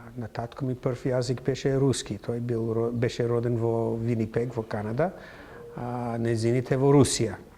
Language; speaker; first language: Macedonian; non-native, fluent; English